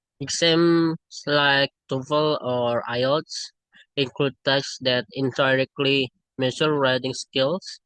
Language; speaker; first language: English; non-native, learner; Indonesian